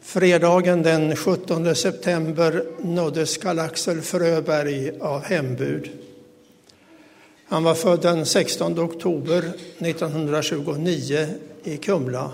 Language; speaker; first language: Swedish; native; Swedish